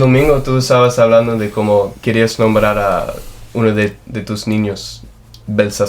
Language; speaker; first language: Spanish; non-native, fluent; English